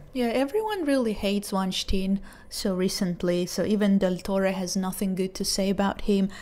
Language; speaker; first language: English; non-native, fluent; Hebrew